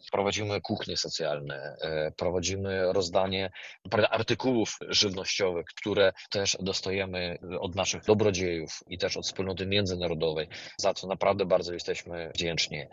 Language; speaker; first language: Polish; non-native, fluent; Ukrainian